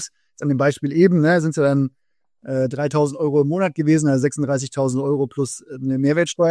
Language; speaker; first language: German; native; German